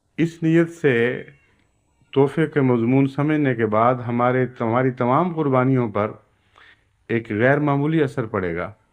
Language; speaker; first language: Urdu; native; Urdu